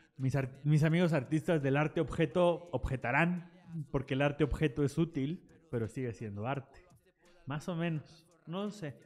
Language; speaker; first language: Spanish; native; Spanish